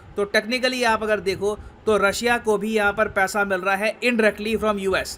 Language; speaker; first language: Hindi; native; Hindi